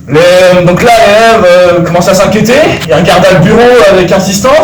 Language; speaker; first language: French; native; French